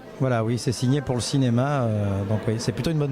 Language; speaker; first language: French; native; French